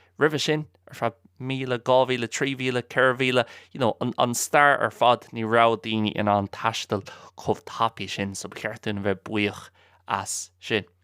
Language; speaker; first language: Irish; non-native, local second language; English